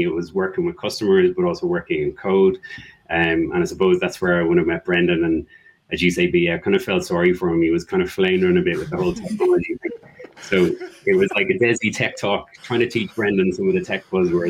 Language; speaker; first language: English; native; English